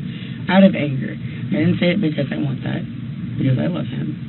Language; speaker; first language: English; native; English